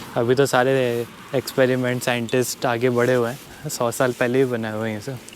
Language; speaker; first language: Hindi; native; Hindi